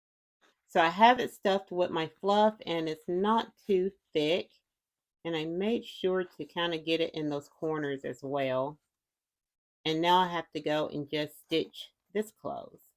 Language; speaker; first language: English; native; English